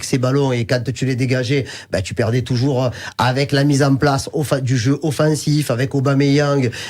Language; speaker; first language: French; native; French